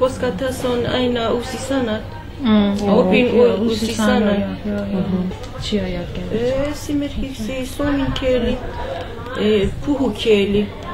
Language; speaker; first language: Finnish; non-native, learner; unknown